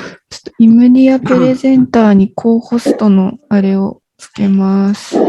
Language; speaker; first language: Japanese; native; Japanese